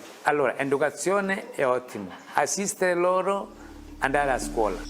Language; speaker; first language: Italian; non-native, fluent; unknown